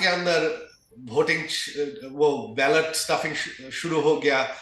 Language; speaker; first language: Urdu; non-native, fluent; Bangla